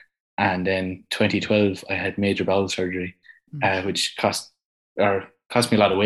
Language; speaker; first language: English; native; English